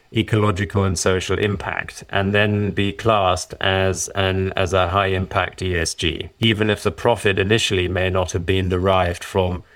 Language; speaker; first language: English; early bilingual, other home language; German